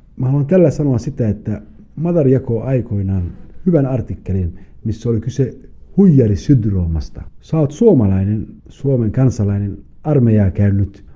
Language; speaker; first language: Finnish; early bilingual, other home language; Somali